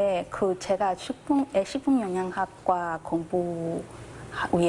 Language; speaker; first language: Korean; non-native, learner; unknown